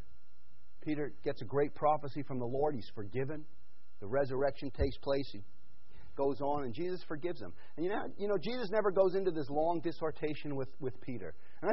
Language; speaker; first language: English; native; English